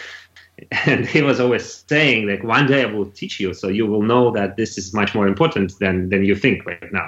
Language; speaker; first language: English; non-native, fluent; Russian